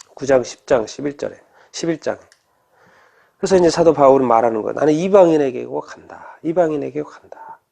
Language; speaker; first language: Korean; native; Korean